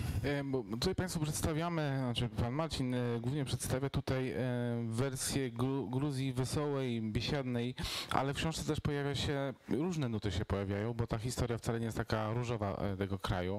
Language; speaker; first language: Polish; native; Polish